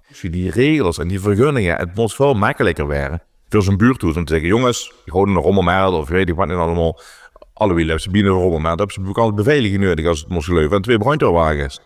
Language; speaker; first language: Dutch; non-native, local second language; Limburgish